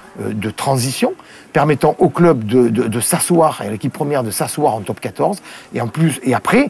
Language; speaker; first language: French; native; French